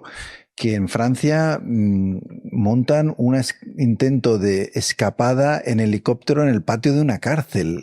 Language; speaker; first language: Spanish; native; Spanish